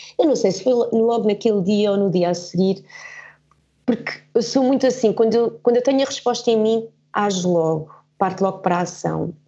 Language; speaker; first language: Portuguese; early bilingual, heritage; Portuguese